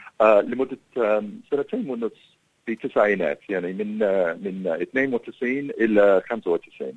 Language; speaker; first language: Arabic; non-native, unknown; English